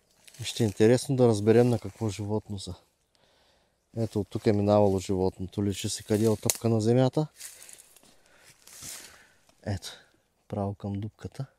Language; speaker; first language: Bulgarian; native; Bulgarian